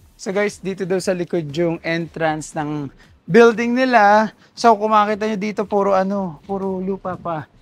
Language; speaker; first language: Filipino; native; Filipino